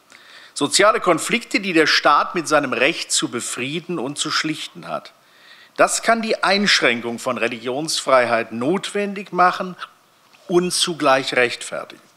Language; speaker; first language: German; native; German